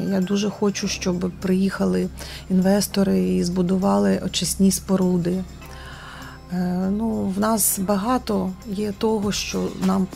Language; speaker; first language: Ukrainian; non-native, local second language; Russian